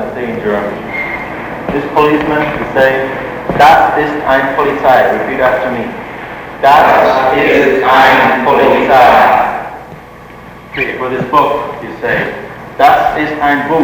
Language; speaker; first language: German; non-native, learner; English